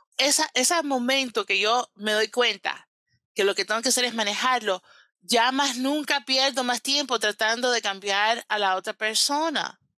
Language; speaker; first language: Spanish; early bilingual, heritage; Spanish